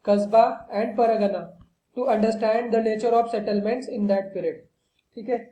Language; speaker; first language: Hindi; non-native, local second language; Marathi